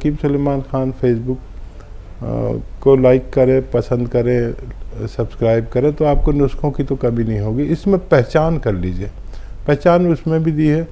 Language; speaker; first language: Hindi; native; Hindi